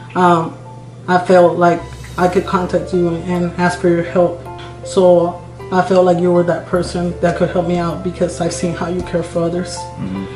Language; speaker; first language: English; non-native, fluent; Spanish